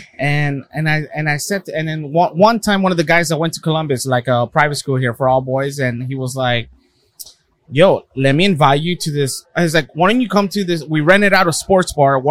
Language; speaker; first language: English; early bilingual, other home language; Spanish